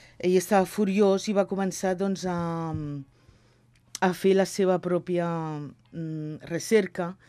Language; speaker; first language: Catalan; non-native, local second language; Spanish